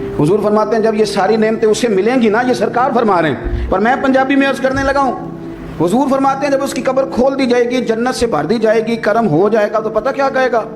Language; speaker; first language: Urdu; non-native, local second language; Punjabi